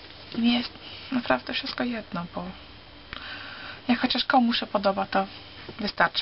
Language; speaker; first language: Polish; early bilingual, heritage; Polish